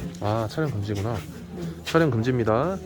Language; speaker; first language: Korean; native; Korean